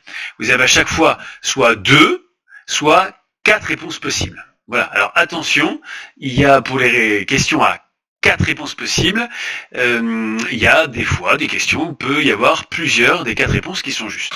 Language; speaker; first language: French; native; French